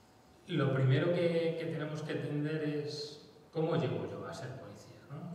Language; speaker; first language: Spanish; native; Spanish